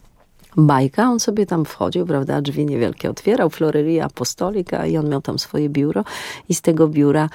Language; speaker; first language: Polish; native; Polish